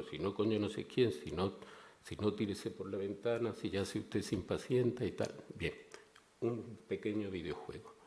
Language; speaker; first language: Spanish; native; Spanish